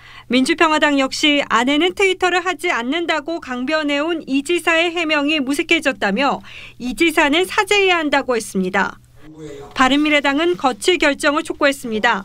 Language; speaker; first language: Korean; native; Korean